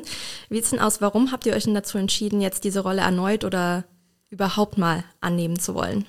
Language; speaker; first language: German; native; German